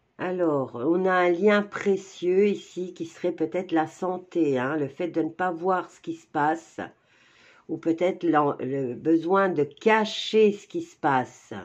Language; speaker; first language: French; native; French